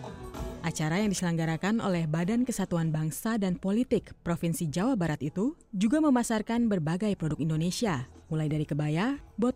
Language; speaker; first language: Indonesian; native; Indonesian